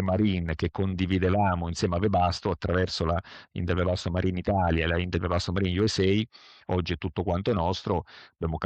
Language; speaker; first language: Italian; native; Italian